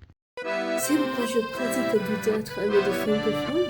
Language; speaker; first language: French; non-native, fluent; Vietnamese